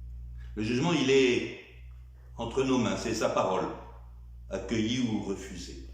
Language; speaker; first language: French; native; French